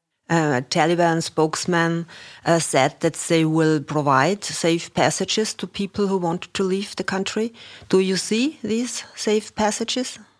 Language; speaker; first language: English; non-native, fluent; German